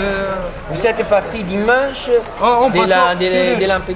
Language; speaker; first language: French; non-native, fluent; Italian